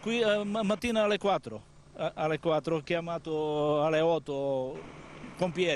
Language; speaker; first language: Italian; non-native, learner; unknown